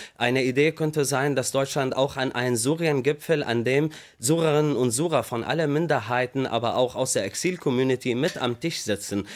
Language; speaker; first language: German; non-native, fluent; Arabic